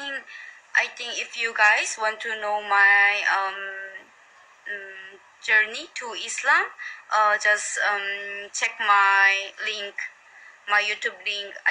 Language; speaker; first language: English; non-native, learner; Korean